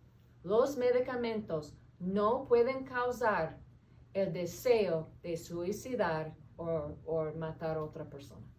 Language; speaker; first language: Spanish; non-native, fluent; English